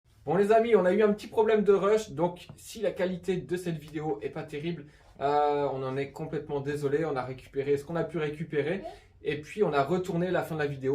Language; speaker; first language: French; native; French